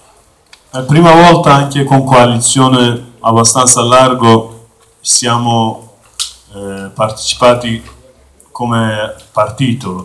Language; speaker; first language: Italian; non-native, learner; Kurdish